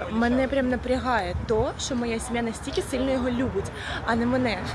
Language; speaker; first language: Ukrainian; non-native, local second language; Russian